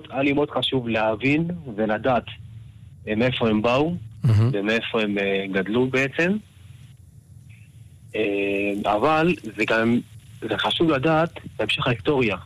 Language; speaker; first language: Hebrew; early bilingual, other home language; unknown